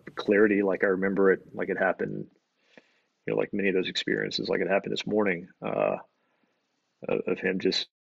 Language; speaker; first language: English; native; English